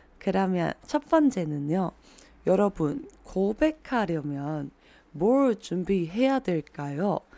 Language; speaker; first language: Korean; non-native, fluent; Chinese